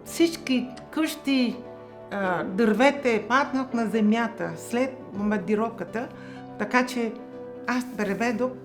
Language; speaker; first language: Bulgarian; non-native, fluent; Vietnamese